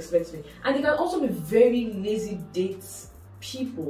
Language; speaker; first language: English; non-native, local second language; Yoruba